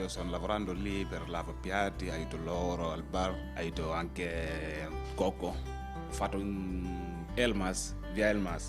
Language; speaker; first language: Italian; non-native, learner; Wolof